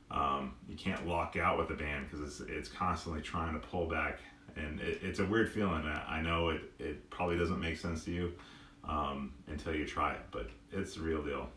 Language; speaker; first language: English; native; English